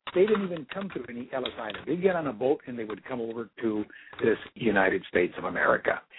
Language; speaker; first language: English; early bilingual, other home language; Spanish